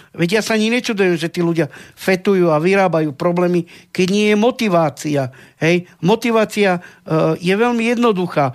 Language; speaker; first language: Slovak; non-native, local second language; Romany